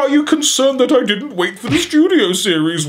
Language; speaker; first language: English; native; English